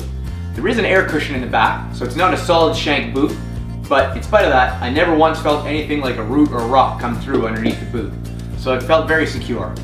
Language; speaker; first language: English; native; English